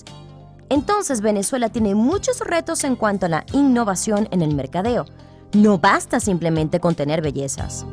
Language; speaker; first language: Spanish; native; Spanish